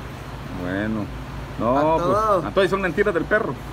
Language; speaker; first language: Spanish; native; Spanish